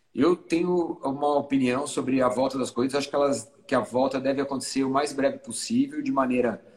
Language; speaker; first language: Portuguese; native; Portuguese